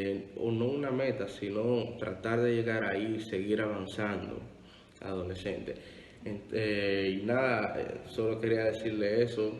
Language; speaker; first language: Spanish; native; Spanish